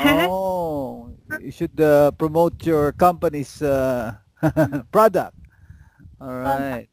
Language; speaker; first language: English; non-native, local second language; Filipino